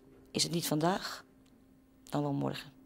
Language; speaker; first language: Dutch; native; Dutch